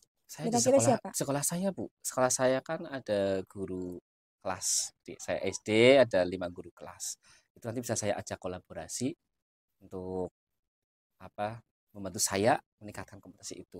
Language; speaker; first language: Indonesian; native; Indonesian